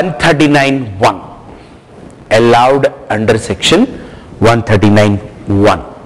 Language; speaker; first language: English; non-native, local second language; Hindi